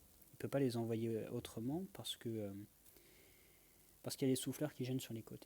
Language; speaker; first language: French; native; French